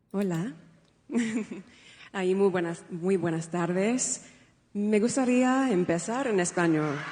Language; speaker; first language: Spanish; non-native, fluent; English